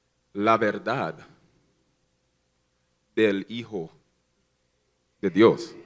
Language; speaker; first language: Spanish; non-native, learner; English